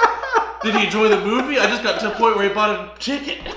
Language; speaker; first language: English; native; English